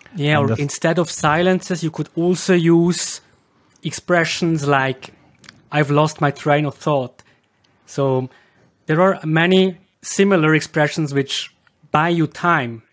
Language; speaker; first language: English; non-native, fluent; German